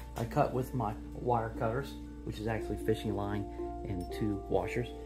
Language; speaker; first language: English; native; English